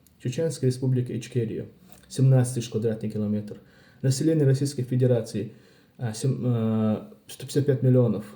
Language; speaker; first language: Russian; non-native, local second language; Chechen